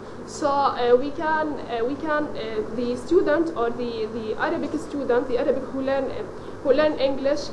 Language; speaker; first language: English; non-native, learner; Arabic